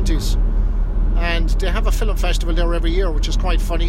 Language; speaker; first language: English; native; English